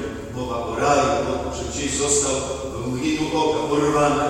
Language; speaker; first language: Polish; native; Polish